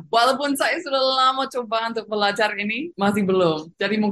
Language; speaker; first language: Indonesian; non-native, fluent; English